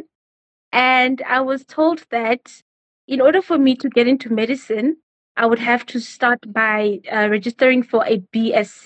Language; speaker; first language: English; non-native, local second language; Northern Sotho